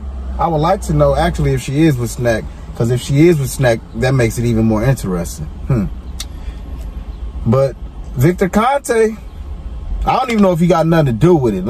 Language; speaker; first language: English; native; English